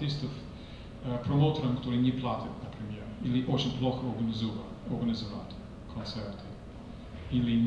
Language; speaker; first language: Russian; non-native, fluent; English